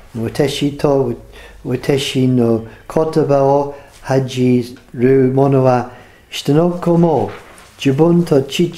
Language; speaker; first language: Japanese; non-native, fluent; English